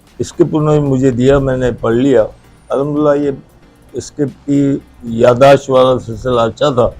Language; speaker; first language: Urdu; non-native, local second language; Sindhi